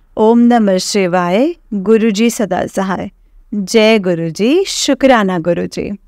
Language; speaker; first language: Hindi; native; Hindi